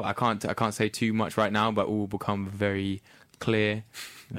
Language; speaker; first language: English; native; English